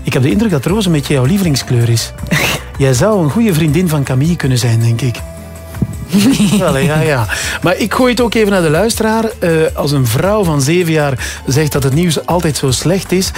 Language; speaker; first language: Dutch; native; Dutch